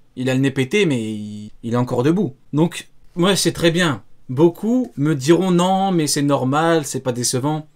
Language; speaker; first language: French; native; French